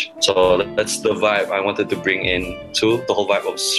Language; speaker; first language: English; non-native, local second language; Malay